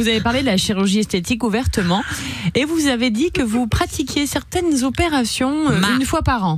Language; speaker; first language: French; native; French